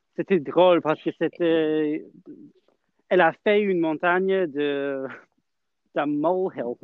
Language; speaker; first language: French; non-native, learner; English